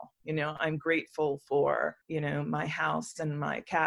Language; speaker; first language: English; native; English